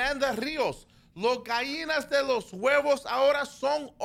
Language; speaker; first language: Spanish; early bilingual, other home language; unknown